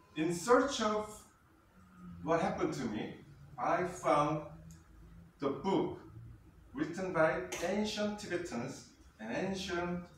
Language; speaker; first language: English; non-native, fluent; Korean